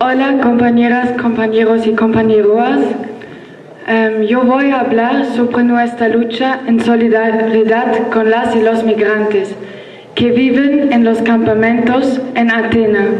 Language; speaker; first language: Spanish; non-native, learner; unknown